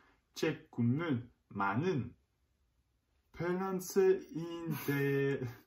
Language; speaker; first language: Korean; non-native, learner; French